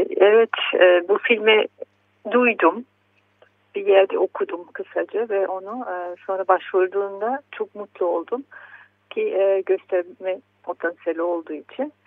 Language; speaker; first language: Turkish; non-native, fluent; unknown